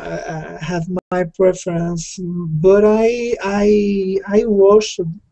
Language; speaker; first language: English; non-native, learner; Portuguese